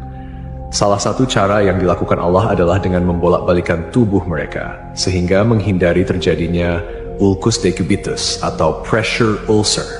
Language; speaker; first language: Indonesian; native; Indonesian